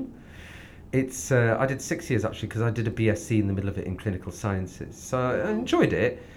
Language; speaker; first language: English; native; English